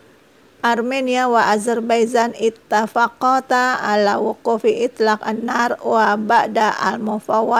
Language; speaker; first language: Arabic; non-native, fluent; Indonesian